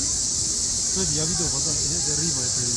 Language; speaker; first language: Russian; non-native, learner; Turkish